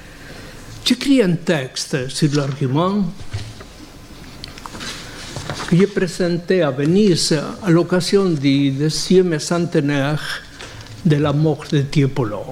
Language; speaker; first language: French; non-native, fluent; Spanish